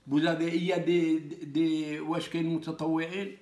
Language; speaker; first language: French; non-native, local second language; Arabic